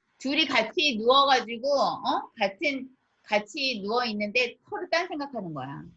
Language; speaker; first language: Korean; native; Korean